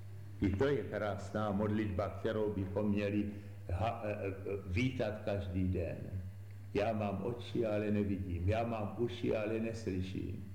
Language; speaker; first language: Czech; native; Czech